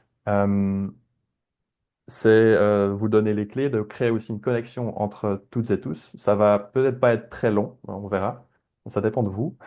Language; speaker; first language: French; native; French